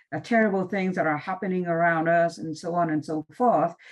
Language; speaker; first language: English; non-native, fluent; Vietnamese